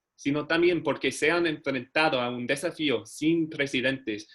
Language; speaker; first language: Spanish; non-native, learner; English